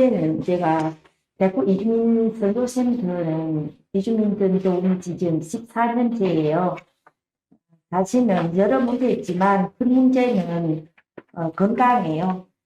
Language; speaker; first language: Korean; non-native, learner; Vietnamese